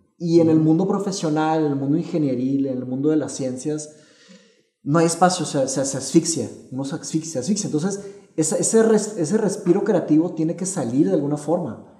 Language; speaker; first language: Spanish; early bilingual, other home language; Portuguese